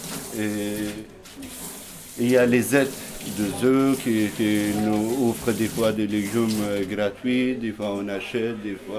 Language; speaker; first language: French; non-native, learner; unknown